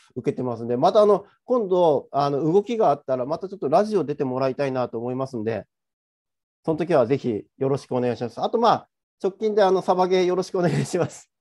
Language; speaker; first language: Japanese; native; Japanese